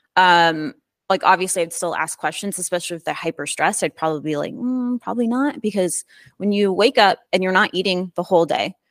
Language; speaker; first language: English; native; English